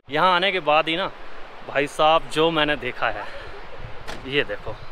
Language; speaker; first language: Hindi; native; Hindi